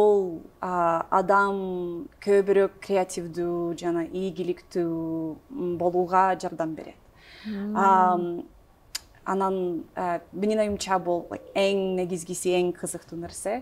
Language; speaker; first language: Kyrgyz; non-native, learner; English